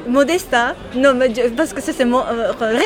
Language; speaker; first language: French; non-native, learner; Japanese